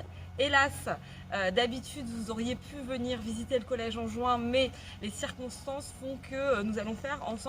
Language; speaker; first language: French; native; French